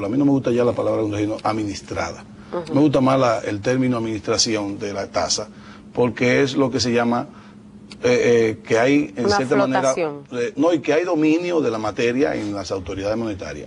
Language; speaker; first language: Spanish; native; Spanish